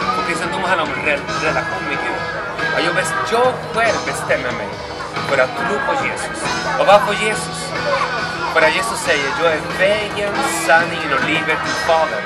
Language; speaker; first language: Swedish; non-native, fluent; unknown